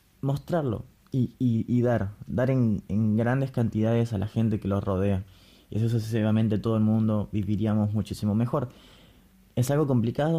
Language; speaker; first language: Spanish; native; Spanish